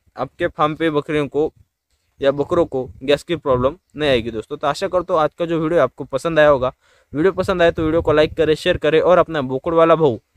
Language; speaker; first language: Hindi; non-native, local second language; Marathi